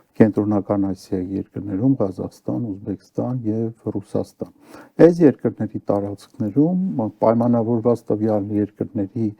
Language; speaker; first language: Armenian; native; Armenian